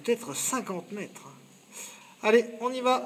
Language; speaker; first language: French; native; French